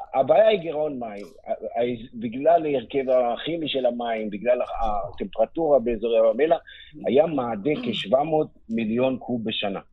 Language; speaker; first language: Hebrew; native; Hebrew